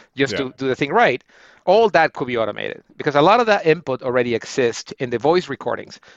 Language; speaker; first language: English; non-native, fluent; Spanish